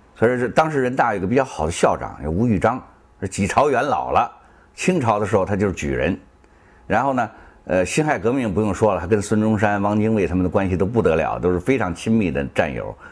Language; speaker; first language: Chinese; native; Chinese